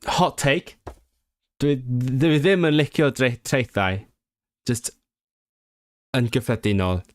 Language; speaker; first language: Welsh; non-native, learner; English